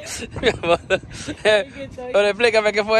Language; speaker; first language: Spanish; native; Spanish